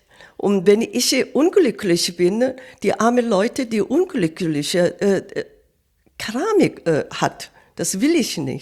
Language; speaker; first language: German; non-native, fluent; Korean